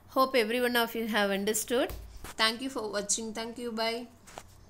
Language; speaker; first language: English; non-native, local second language; Tamil